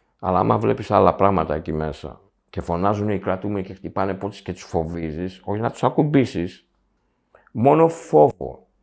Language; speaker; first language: Greek; early bilingual, heritage; Greek